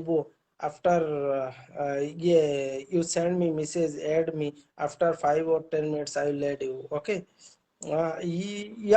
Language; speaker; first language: English; non-native, learner; Bangla